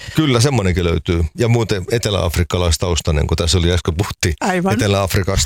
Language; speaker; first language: Finnish; native; Finnish